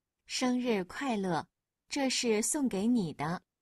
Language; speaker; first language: Chinese; non-native, learner; Vietnamese